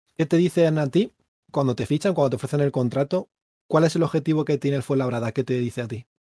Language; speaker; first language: Spanish; native; Spanish